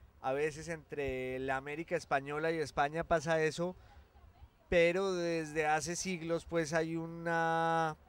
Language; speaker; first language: Spanish; native; Spanish